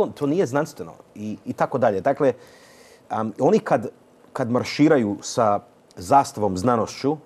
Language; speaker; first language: Serbian; early bilingual, heritage; Serbian